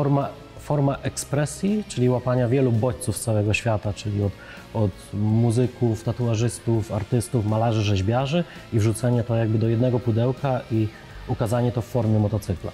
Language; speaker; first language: Polish; native; Polish